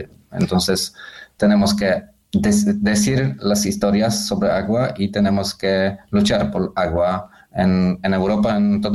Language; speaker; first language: Spanish; non-native, learner; Polish